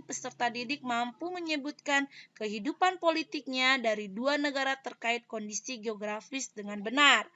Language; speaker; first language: Indonesian; native; Indonesian